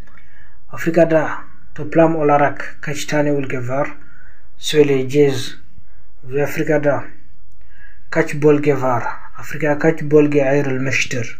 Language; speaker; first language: Turkish; non-native, fluent; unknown